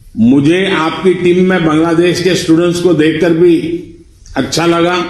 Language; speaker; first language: Hindi; non-native, local second language; Gujarati